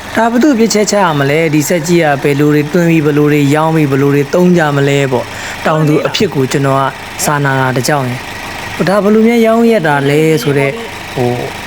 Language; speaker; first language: Burmese; native; Burmese